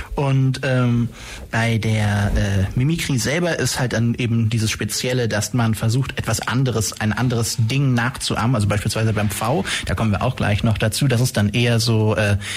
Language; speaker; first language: German; native; German